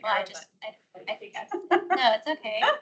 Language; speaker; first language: English; native; English